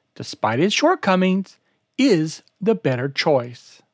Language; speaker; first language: English; native; English